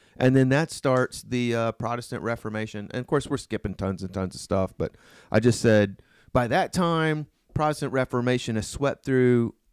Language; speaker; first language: English; native; English